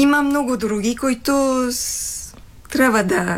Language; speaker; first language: Bulgarian; non-native, fluent; French